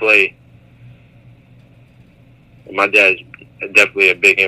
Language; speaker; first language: English; native; English